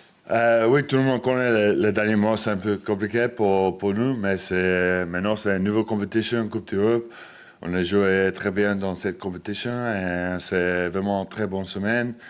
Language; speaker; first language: French; non-native, fluent; English